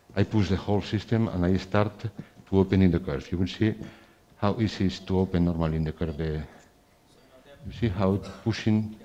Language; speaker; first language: English; non-native, fluent; Spanish